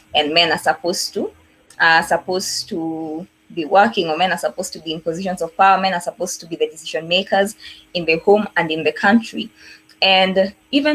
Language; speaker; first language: English; non-native, local second language; Swahili